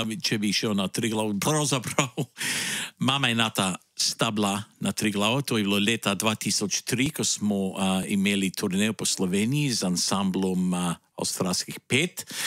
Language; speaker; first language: Slovenian; early bilingual, heritage; Slovenian